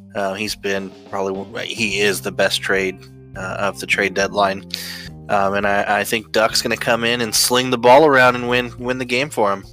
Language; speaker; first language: English; native; English